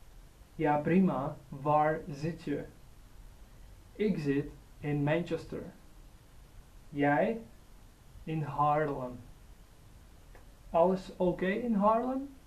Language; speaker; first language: Dutch; non-native, learner; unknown